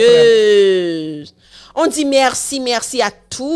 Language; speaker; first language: French; non-native, local second language; Haitian Creole